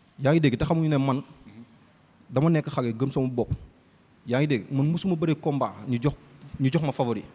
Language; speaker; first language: Wolof; native; Wolof